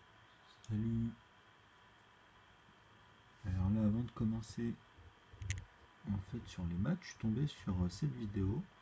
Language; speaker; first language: French; native; French